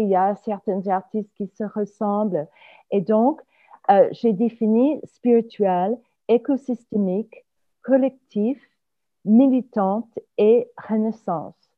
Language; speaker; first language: French; non-native, fluent; English